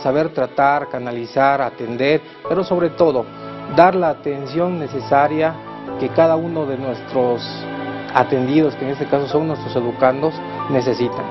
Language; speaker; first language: Spanish; native; Spanish